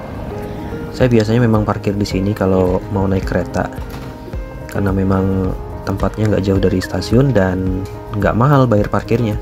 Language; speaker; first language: Indonesian; native; Indonesian